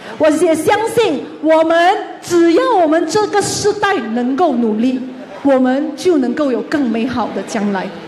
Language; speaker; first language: Chinese; native; Chinese